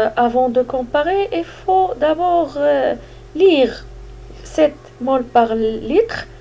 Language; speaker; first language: French; non-native, local second language; Arabic